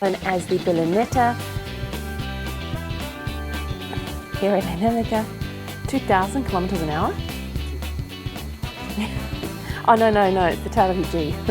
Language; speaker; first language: English; native; English